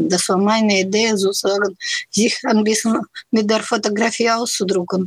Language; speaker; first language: German; non-native, learner; Russian